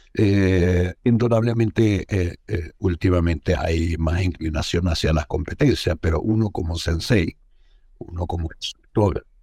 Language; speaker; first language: Spanish; non-native, fluent; Arabic